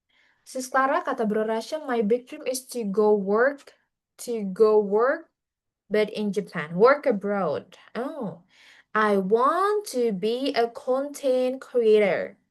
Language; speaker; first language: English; non-native, fluent; Indonesian